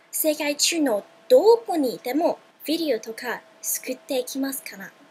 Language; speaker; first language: Japanese; early bilingual, other home language; Chinese